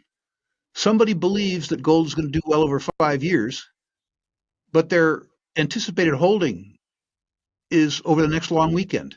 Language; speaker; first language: English; native; English